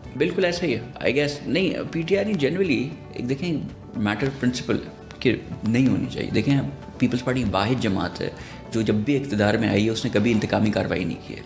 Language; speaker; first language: Urdu; native; Urdu